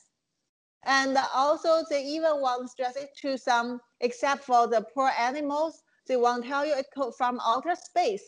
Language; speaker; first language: English; non-native, fluent; Chinese